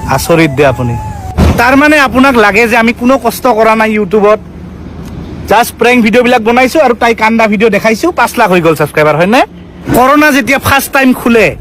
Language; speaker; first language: Assamese; native; Assamese